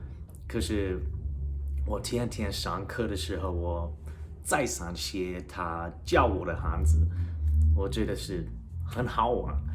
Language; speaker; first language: Chinese; non-native, fluent; English